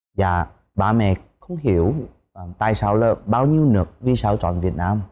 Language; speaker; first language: Vietnamese; non-native, fluent; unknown